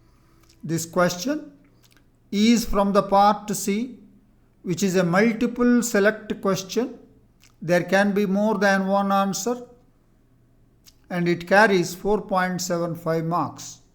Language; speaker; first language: English; non-native, local second language; Telugu